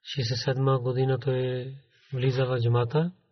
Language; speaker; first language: Bulgarian; non-native, learner; Urdu